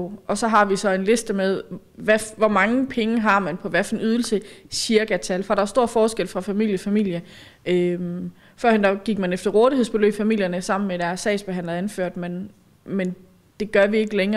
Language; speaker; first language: Danish; native; Danish